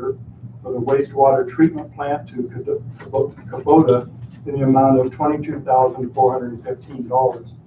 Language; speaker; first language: English; native; English